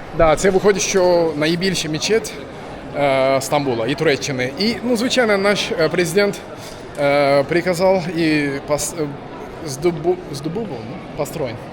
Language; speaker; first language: Ukrainian; native; Ukrainian